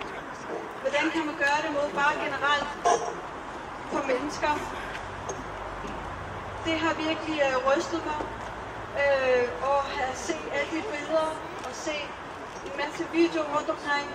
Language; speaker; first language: Danish; early bilingual, other home language; Urdu